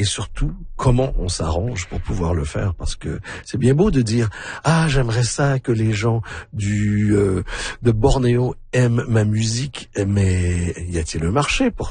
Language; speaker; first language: French; native; French